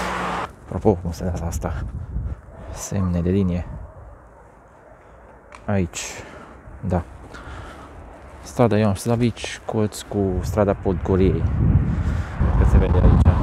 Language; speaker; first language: Romanian; non-native, local second language; Hungarian